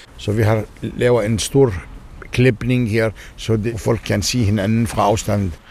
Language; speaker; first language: Danish; non-native, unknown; Arabic